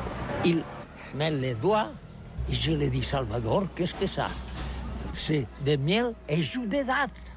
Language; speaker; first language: French; non-native, learner; Catalan